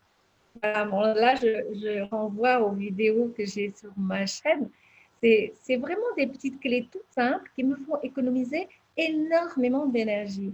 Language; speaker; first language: French; native; French